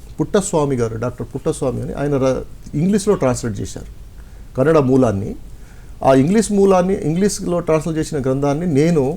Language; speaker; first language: Telugu; non-native, local second language; Lambadi